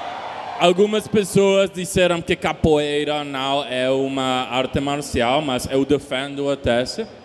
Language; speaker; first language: Portuguese; non-native, learner; Spanish